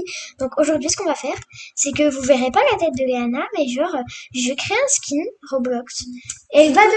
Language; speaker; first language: French; native; French